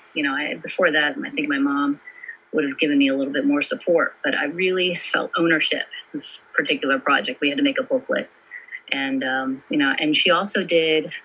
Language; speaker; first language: English; native; English